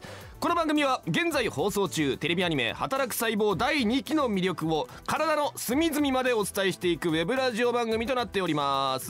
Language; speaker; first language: Japanese; native; Japanese